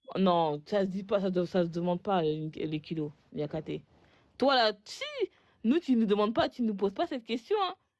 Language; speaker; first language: French; early bilingual, other home language; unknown